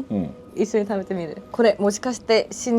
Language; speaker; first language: Japanese; non-native, learner; Korean